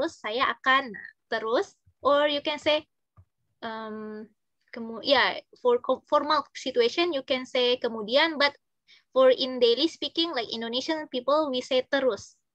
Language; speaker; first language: English; non-native, fluent; Indonesian